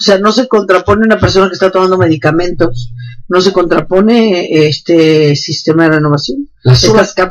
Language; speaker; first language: Spanish; native; Spanish